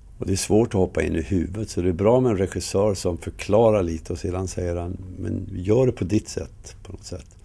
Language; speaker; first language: Swedish; native; Swedish